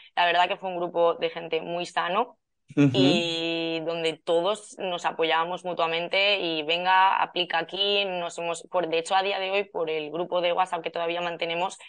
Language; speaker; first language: Spanish; native; Spanish